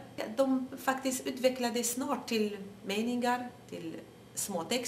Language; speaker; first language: Swedish; non-native, fluent; Arabic